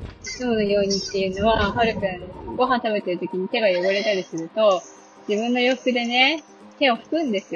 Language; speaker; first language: Japanese; native; Japanese